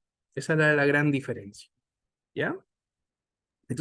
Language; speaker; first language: Spanish; native; Spanish